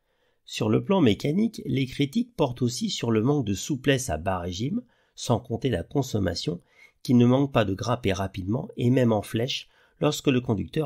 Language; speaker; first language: French; native; French